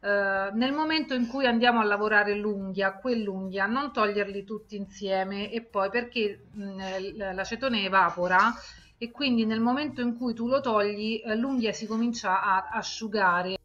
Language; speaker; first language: Italian; native; Italian